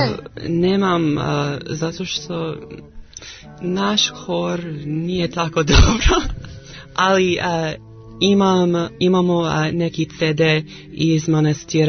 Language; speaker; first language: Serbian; non-native, learner; English